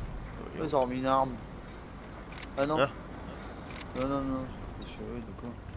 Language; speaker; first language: French; native; French